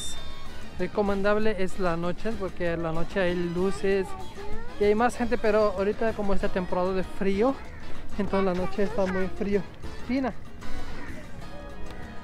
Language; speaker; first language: Spanish; non-native, learner; Urdu